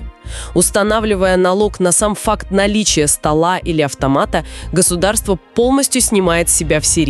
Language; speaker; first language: Russian; native; Russian